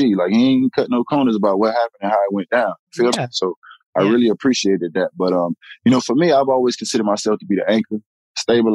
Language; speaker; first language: English; native; English